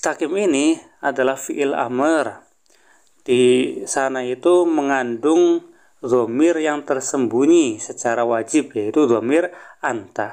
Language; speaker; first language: Indonesian; native; Indonesian